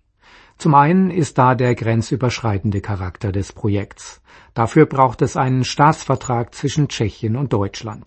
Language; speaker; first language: German; native; German